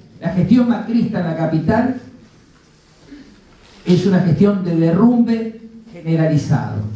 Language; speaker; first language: Spanish; native; Spanish